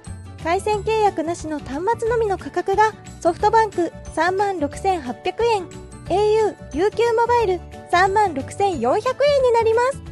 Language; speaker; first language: Japanese; native; Japanese